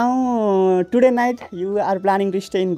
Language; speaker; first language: English; non-native, learner; Nepali